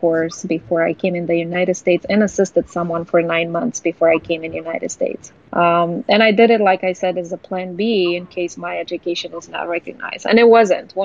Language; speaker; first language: English; non-native, fluent; Romanian